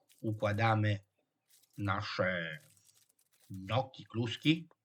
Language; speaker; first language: Polish; non-native, fluent; Italian